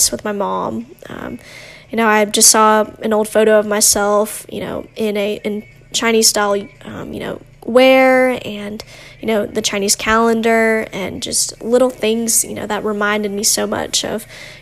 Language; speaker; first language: English; native; English